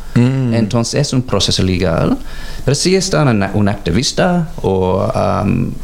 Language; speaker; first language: Spanish; non-native, learner; English